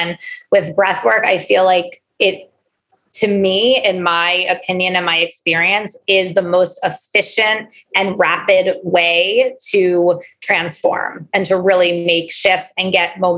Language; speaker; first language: English; native; English